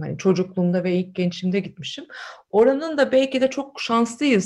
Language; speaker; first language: Turkish; native; Turkish